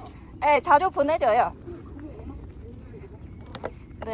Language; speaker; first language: Korean; non-native, learner; Khmer